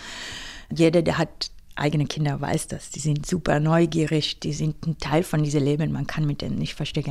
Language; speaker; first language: German; non-native, fluent; Hebrew